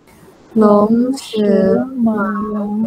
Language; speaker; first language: Chinese; non-native, learner; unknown